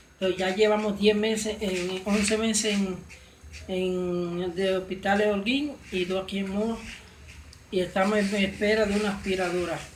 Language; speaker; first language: Spanish; native; Spanish